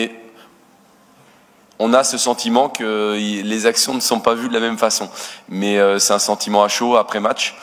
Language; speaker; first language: French; native; French